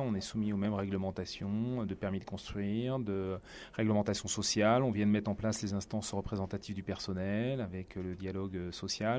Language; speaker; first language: French; native; French